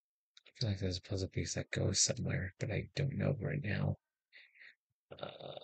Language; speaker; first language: English; native; English